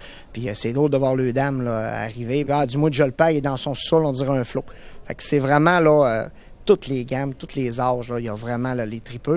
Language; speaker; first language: French; native; French